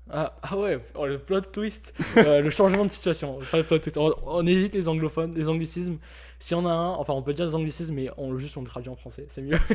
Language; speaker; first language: French; native; French